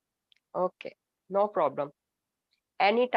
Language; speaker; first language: English; non-native, learner; Hindi